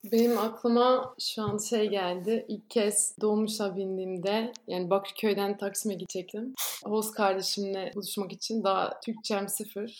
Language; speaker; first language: Turkish; non-native, fluent; Dutch